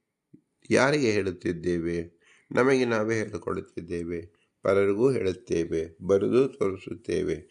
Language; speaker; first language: Kannada; native; Kannada